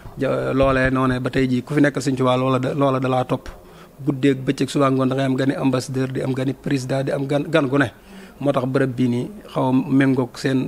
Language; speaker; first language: Wolof; native; Wolof